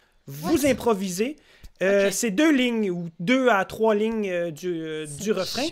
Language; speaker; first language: French; native; French